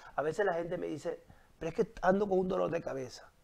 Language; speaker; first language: Spanish; native; Spanish